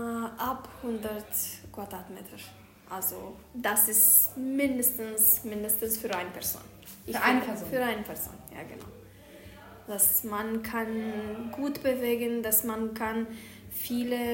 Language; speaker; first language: German; non-native, fluent; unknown